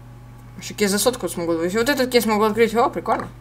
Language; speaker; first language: Russian; native; Russian